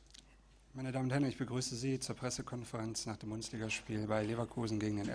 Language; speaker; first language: German; native; German